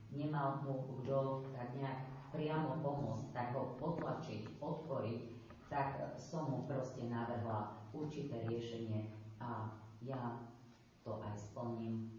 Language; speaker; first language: Slovak; native; Slovak